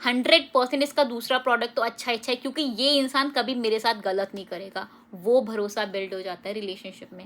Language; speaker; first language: Hindi; native; Hindi